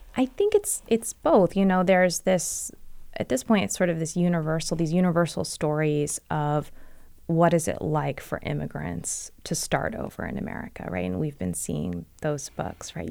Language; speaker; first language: English; native; English